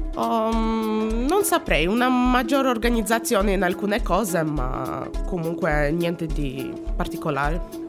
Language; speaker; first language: Italian; non-native, fluent; Russian